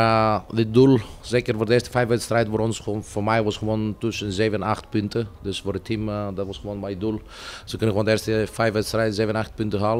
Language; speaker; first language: Dutch; non-native, fluent; Greek